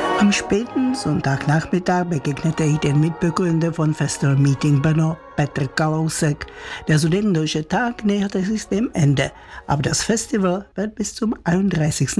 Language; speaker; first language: German; native; German